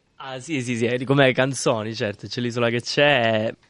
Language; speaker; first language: Italian; native; Italian